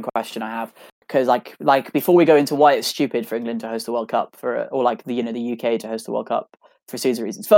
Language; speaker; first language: English; native; English